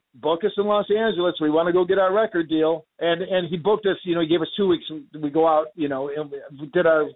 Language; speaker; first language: English; native; English